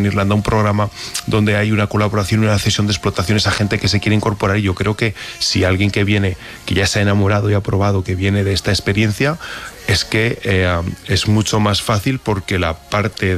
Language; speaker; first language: Spanish; native; Spanish